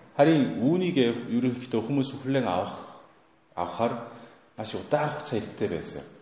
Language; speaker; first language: Mongolian; non-native, fluent; Korean